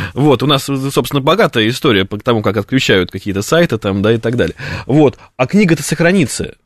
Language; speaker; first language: Russian; native; Russian